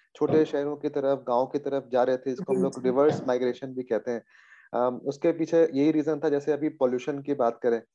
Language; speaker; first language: Hindi; native; Hindi